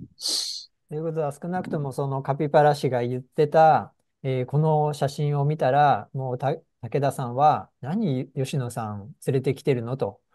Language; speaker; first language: Japanese; native; Japanese